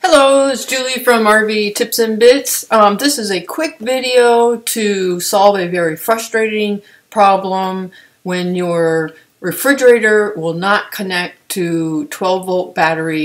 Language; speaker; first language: English; native; English